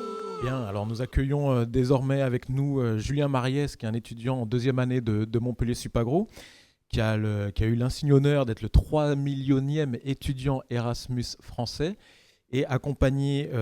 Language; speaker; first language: French; native; French